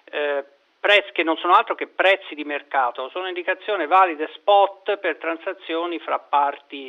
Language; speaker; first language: Italian; native; Italian